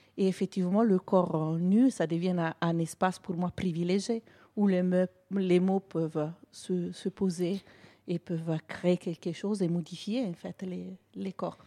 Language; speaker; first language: French; non-native, fluent; Italian